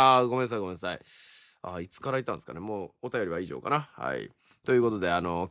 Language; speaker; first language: Japanese; native; Japanese